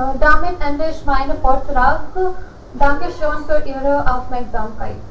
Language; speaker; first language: German; non-native, learner; Hindi